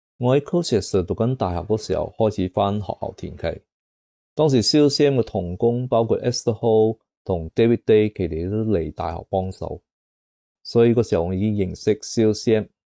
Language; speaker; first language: Cantonese; native; Cantonese